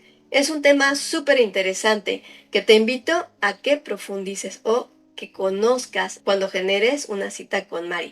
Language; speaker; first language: Spanish; native; Spanish